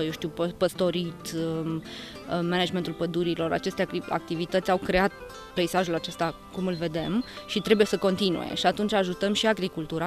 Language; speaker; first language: Romanian; native; Romanian